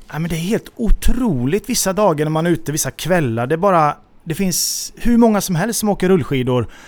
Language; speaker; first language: Swedish; native; Swedish